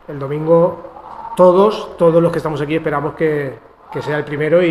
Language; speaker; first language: Spanish; non-native, local second language; Catalan